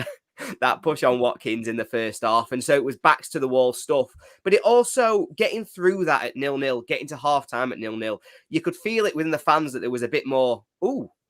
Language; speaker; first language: English; native; English